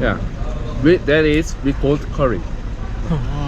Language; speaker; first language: English; non-native, learner; Korean